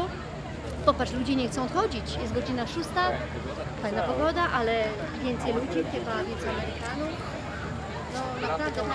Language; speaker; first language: Polish; early bilingual, heritage; Polish